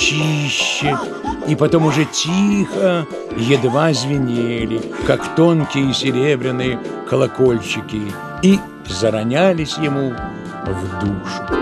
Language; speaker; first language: Russian; native; Russian